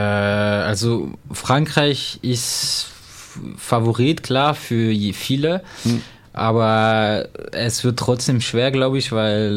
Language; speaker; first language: German; non-native, fluent; French